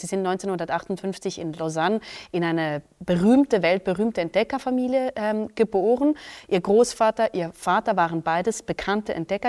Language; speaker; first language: German; native; German